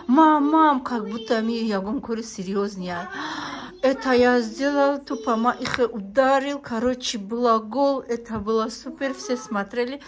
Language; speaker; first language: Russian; non-native, local second language; Tajik